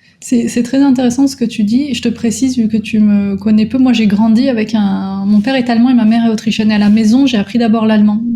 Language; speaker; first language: French; native; French